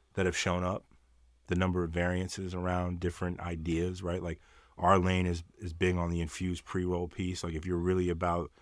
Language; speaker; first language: English; early bilingual, other home language; Yoruba